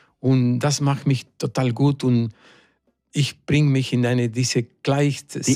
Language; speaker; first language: German; non-native, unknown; Spanish